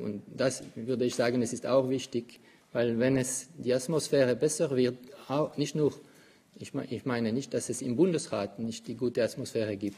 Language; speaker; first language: German; non-native, local second language; French